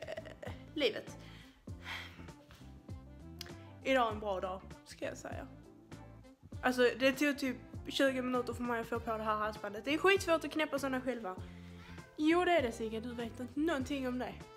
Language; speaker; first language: Swedish; native; Swedish